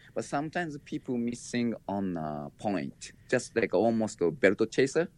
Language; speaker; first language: English; non-native, learner; Japanese